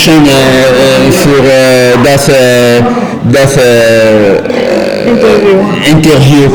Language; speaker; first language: German; non-native, learner; French